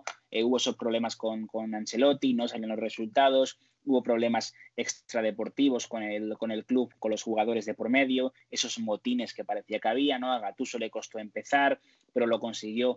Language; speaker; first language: Spanish; native; Spanish